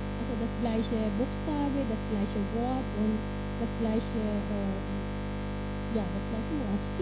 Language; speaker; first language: German; non-native, fluent; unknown